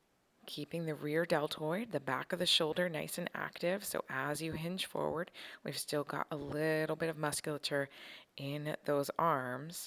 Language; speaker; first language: English; native; English